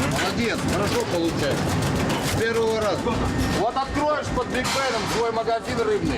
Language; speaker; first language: Russian; native; Russian